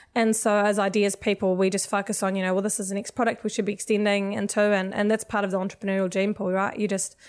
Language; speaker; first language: English; non-native, fluent; Swedish